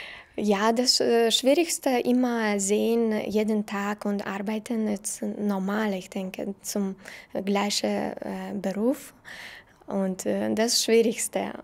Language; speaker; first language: German; non-native, learner; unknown